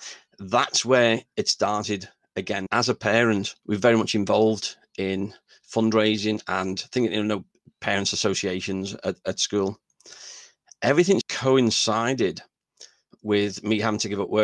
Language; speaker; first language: English; native; English